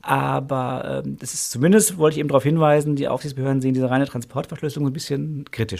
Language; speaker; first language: German; native; German